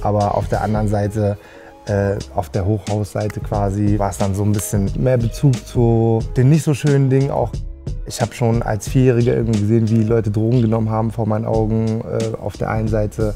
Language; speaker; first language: German; early bilingual, other home language; Turkish